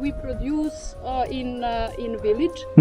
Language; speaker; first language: English; non-native, fluent; Serbian